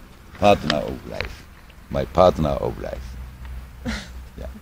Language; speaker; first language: English; non-native, learner; Japanese